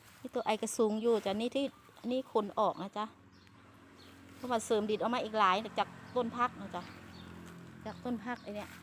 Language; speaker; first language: Thai; non-native, local second language; Lao